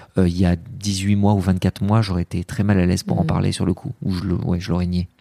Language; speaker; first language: French; early bilingual, other home language; Arabic